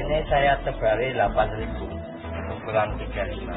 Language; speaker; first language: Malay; non-native, local second language; Javanese